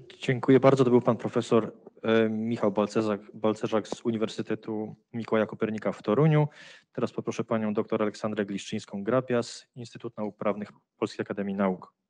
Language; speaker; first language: Polish; native; Polish